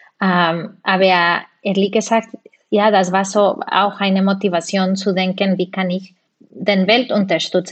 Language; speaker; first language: German; non-native, fluent; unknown